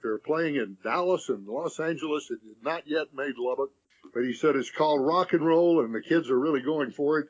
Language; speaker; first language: English; native; English